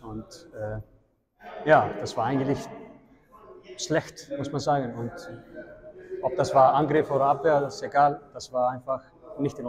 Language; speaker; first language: German; non-native, fluent; Icelandic